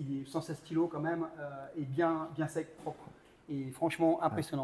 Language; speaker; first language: French; native; French